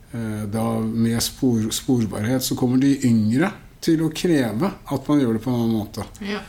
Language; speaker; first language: Norwegian; native; Norwegian